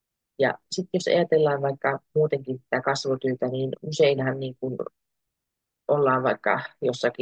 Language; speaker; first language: Finnish; native; Finnish